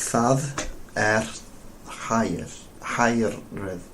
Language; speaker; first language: Icelandic; non-native, learner; English